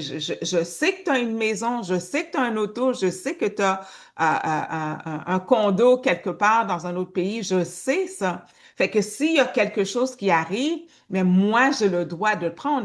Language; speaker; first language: French; native; French